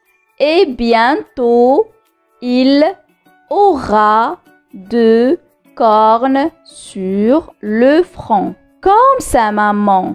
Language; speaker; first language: French; non-native, local second language; Arabic